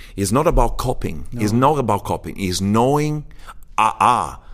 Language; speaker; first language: English; early bilingual, other home language; Italian